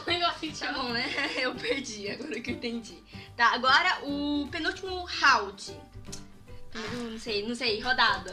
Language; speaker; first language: Portuguese; early bilingual, heritage; Portuguese